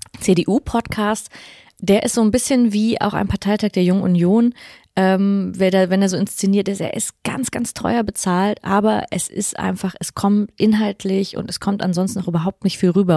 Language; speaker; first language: German; native; German